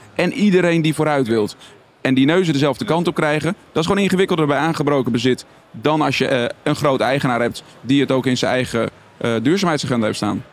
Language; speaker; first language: Dutch; native; Dutch